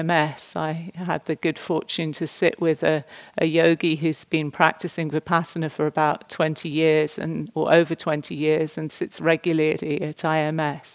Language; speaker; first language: English; native; English